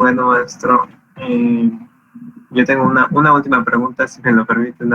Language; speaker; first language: Spanish; native; Spanish